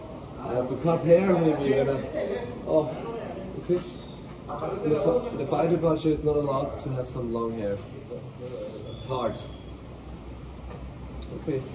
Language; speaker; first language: English; non-native, fluent; German